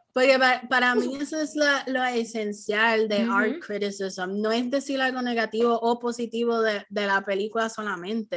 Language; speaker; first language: Spanish; early bilingual, heritage; Spanish